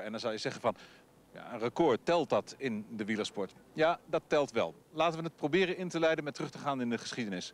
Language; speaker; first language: Dutch; native; Dutch